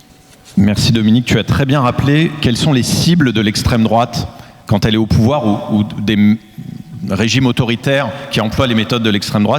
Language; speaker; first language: French; native; French